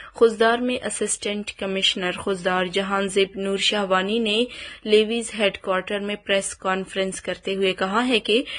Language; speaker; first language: Urdu; non-native, local second language; Baluchi